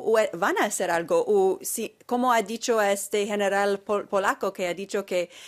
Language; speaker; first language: Spanish; non-native, fluent; English